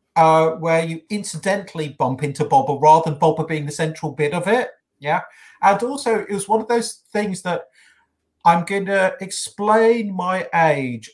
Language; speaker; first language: English; native; English